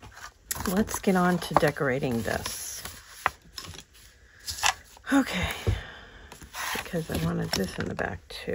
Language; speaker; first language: English; native; English